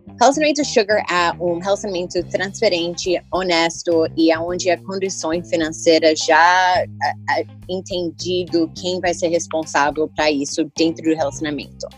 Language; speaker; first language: Portuguese; early bilingual, heritage; English